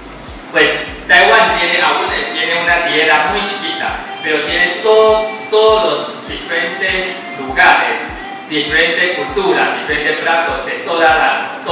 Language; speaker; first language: Spanish; non-native, fluent; Chinese